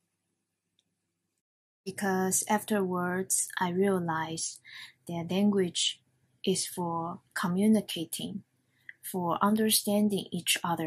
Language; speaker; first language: English; non-native, fluent; Chinese